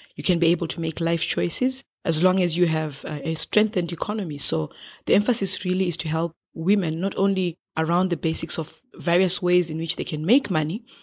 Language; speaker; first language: English; non-native, local second language; Shona